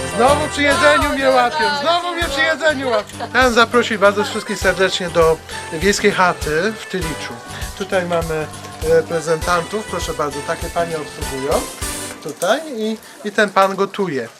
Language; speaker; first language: Polish; native; Polish